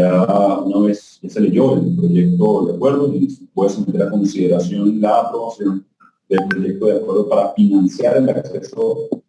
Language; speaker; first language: Spanish; native; Spanish